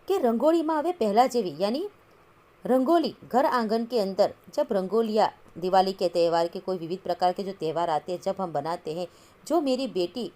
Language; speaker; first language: Hindi; non-native, local second language; Gujarati